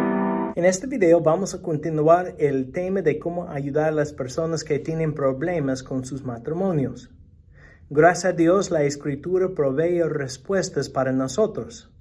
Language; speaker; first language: Spanish; non-native, fluent; English